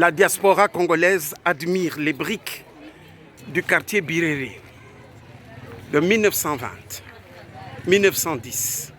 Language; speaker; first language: French; non-native, local second language; Swahili